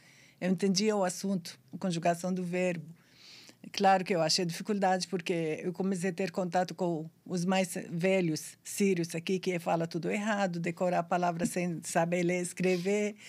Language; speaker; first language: Portuguese; non-native, fluent; Arabic